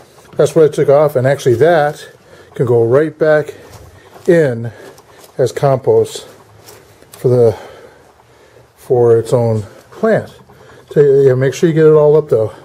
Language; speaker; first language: English; native; English